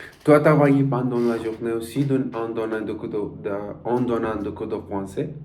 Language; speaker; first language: French; non-native, learner; Spanish